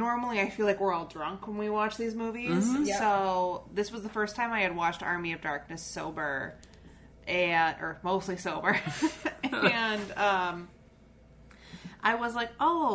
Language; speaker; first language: English; native; English